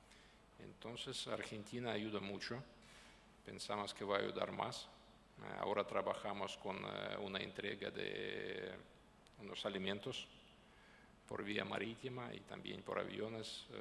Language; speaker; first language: Spanish; non-native, fluent; Ukrainian